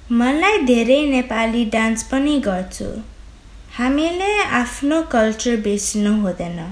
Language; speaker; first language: Nepali; early bilingual, heritage; Nepali